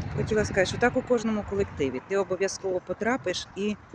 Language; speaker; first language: Ukrainian; native; Ukrainian